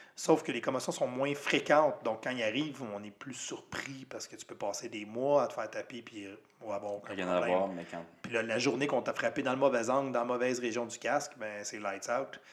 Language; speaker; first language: French; native; French